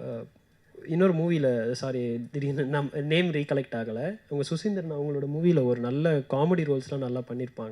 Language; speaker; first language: Tamil; native; Tamil